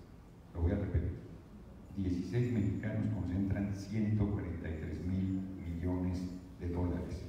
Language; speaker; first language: Spanish; native; Spanish